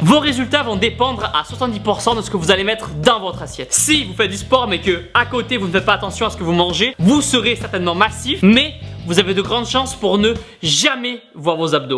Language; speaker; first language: French; native; French